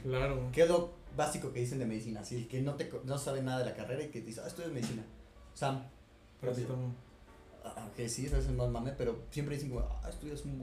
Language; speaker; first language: Spanish; native; Spanish